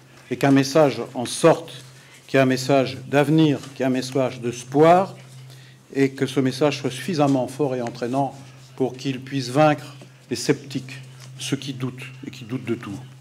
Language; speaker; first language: French; native; French